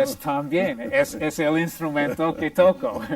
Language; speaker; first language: Spanish; non-native, fluent; English